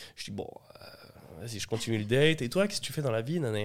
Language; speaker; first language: French; early bilingual, other home language; Portuguese